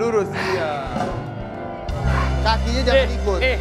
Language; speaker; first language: Indonesian; native; Indonesian